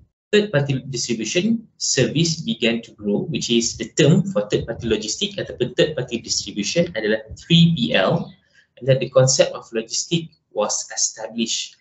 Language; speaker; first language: English; non-native, local second language; Malay